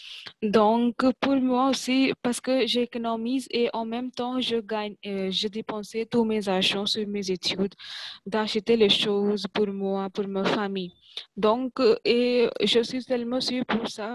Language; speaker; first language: French; non-native, learner; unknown